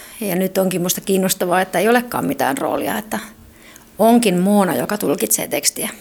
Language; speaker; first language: Finnish; native; Finnish